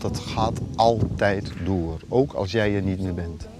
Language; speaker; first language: Dutch; native; Dutch